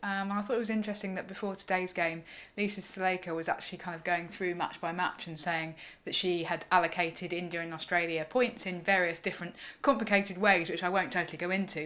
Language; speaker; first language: English; native; English